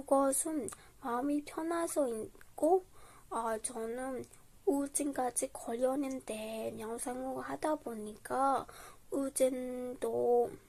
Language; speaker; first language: Korean; non-native, fluent; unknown